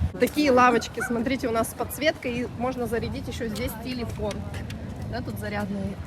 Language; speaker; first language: Russian; native; Russian